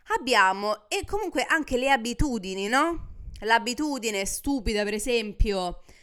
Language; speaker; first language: Italian; native; Italian